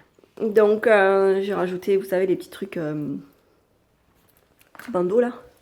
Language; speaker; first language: French; native; French